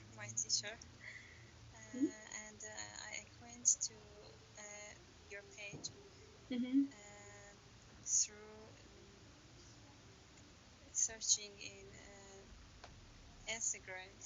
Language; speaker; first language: English; non-native, learner; Persian